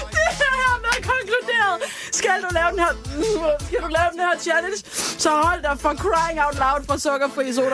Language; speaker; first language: Danish; native; Danish